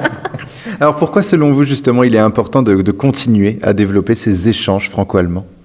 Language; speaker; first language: French; native; French